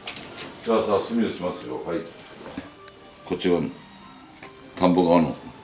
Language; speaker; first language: Japanese; native; Japanese